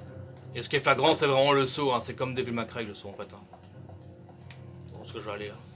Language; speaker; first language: French; native; French